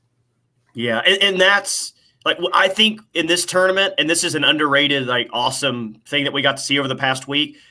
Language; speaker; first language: English; native; English